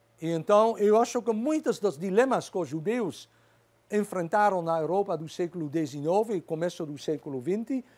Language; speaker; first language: Portuguese; non-native, fluent; Dutch